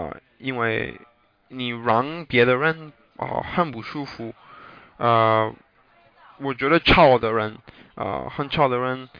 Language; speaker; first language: Chinese; non-native, learner; English